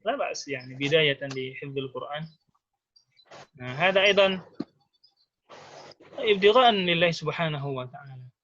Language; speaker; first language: Arabic; non-native, fluent; Indonesian